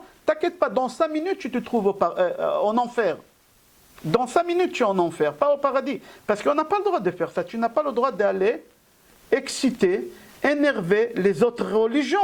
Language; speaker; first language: French; native; French